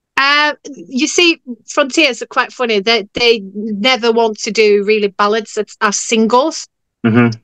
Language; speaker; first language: English; non-native, fluent; Norwegian